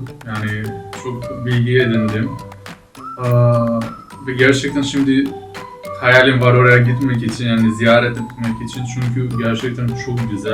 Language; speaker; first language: Turkish; non-native, fluent; Macedonian